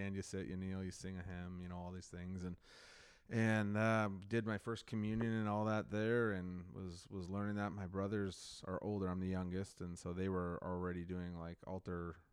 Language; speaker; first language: English; native; English